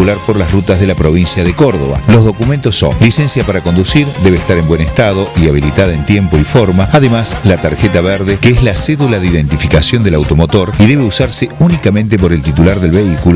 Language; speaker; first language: Spanish; native; Spanish